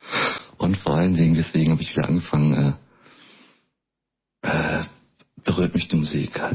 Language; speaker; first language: German; native; German